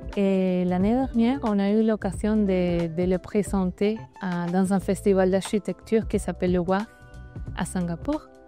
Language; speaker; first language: French; non-native, fluent; Spanish